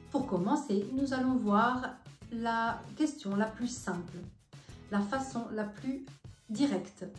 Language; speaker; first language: French; non-native, fluent; Italian